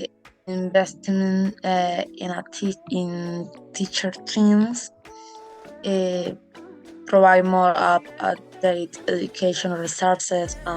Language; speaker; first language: English; non-native, learner; Spanish